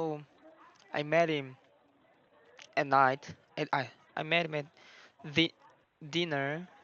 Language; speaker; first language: English; non-native, learner; Korean